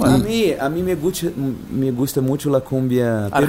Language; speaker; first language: Spanish; non-native, fluent; Portuguese